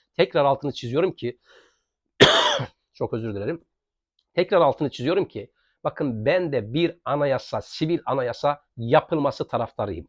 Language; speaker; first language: Turkish; native; Turkish